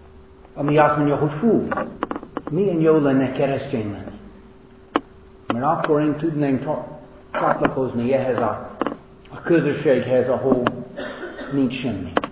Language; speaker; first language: Hungarian; non-native, learner; English